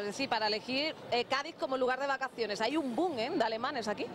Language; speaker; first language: Spanish; native; Spanish